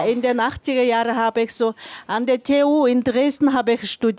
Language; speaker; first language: German; non-native, fluent; Mongolian